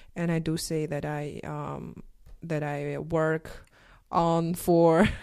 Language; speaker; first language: English; non-native, fluent; Russian